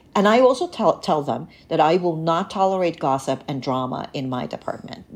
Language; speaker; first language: English; early bilingual, other home language; Bulgarian